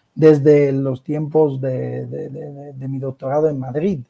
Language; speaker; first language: Spanish; non-native, fluent; Italian